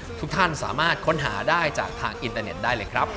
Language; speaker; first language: Thai; native; Thai